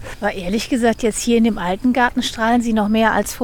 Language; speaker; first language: German; native; German